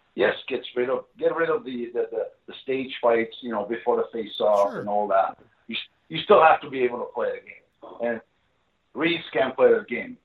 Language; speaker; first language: English; non-native, fluent; Czech